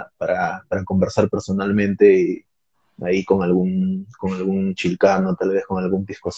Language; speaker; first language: Spanish; native; Spanish